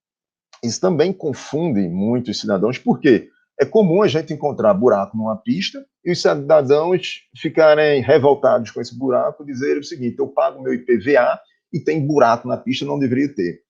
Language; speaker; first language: Portuguese; native; Portuguese